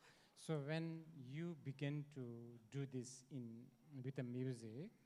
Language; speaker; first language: English; non-native, learner; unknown